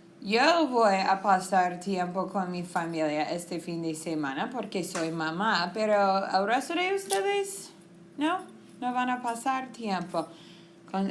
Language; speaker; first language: Spanish; non-native, fluent; English